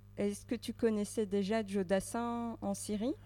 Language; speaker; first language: French; native; French